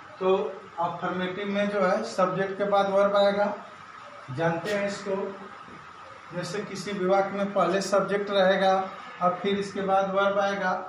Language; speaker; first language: Hindi; native; Hindi